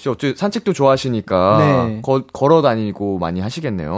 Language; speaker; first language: Korean; native; Korean